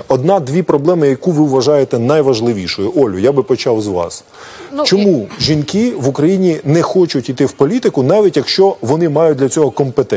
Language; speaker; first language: Ukrainian; native; Ukrainian